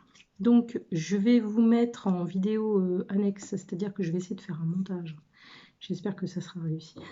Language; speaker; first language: French; native; French